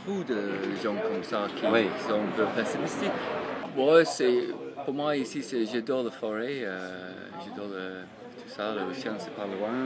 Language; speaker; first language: French; non-native, fluent; English